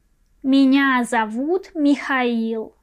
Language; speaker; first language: Russian; non-native, fluent; Persian